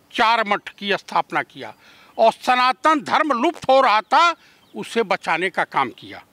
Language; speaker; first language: Hindi; native; Hindi